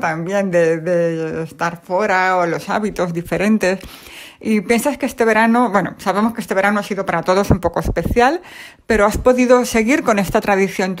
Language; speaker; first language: Spanish; native; Spanish